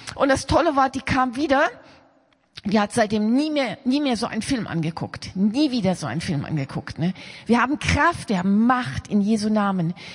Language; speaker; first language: German; native; German